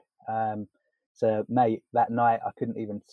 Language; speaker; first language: English; native; English